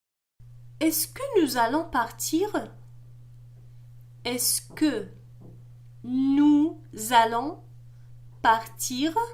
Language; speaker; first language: French; non-native, local second language; Arabic